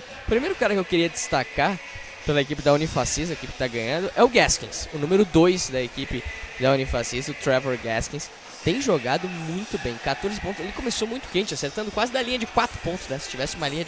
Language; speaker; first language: Portuguese; native; Portuguese